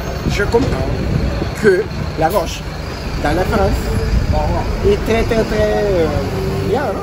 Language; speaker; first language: French; non-native, learner; Spanish